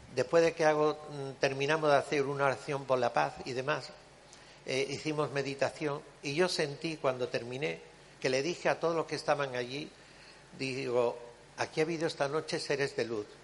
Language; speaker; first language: Spanish; native; Spanish